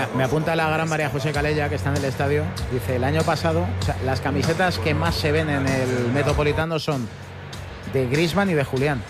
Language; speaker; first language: Spanish; native; Spanish